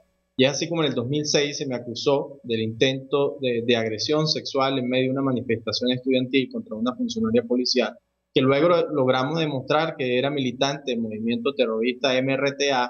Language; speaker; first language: Spanish; native; Spanish